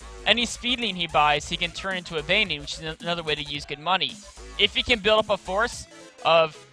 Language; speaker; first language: English; native; English